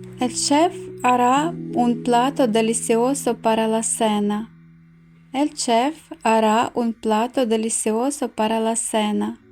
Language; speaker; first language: Spanish; non-native, fluent; Ukrainian